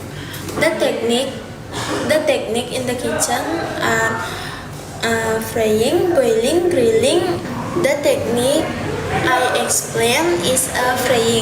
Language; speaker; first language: English; non-native, learner; Indonesian